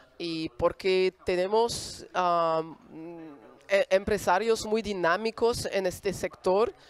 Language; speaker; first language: Spanish; non-native, fluent; French